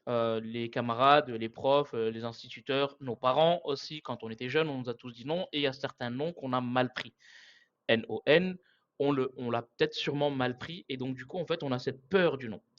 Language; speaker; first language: French; native; French